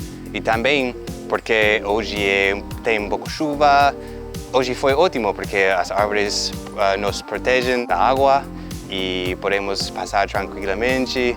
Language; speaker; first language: Portuguese; non-native, fluent; English